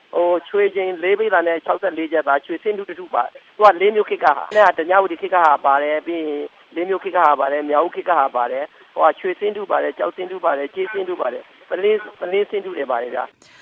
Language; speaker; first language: Burmese; native; Burmese